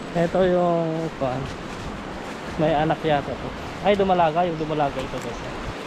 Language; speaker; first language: Filipino; non-native, local second language; Iloko